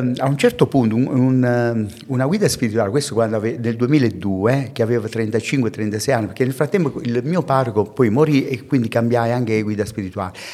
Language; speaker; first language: Italian; native; Italian